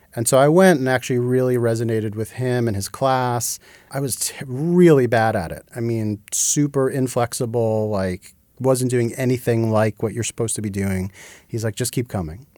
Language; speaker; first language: English; native; English